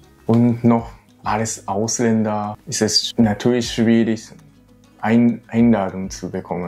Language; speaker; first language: German; non-native, learner; Japanese